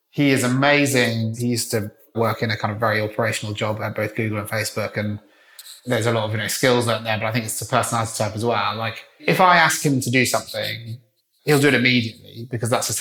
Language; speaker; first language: English; native; English